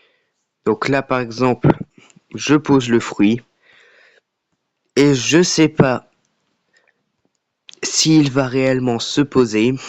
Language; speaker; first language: French; native; French